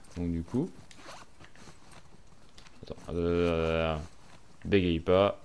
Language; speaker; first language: French; native; French